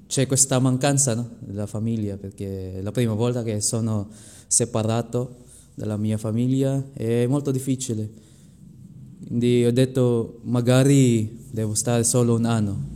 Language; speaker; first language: Italian; non-native, fluent; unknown